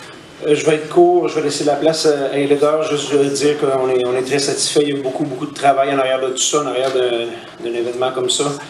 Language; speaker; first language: French; native; French